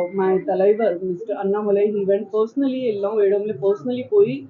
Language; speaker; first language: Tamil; non-native, local second language; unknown